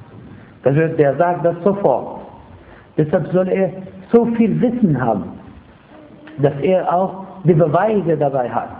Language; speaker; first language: German; non-native, fluent; Arabic